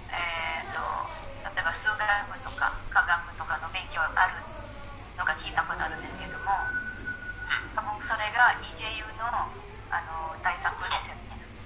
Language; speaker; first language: Japanese; non-native, fluent; Indonesian